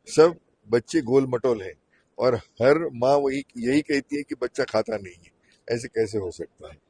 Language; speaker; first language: Hindi; non-native, local second language; Marathi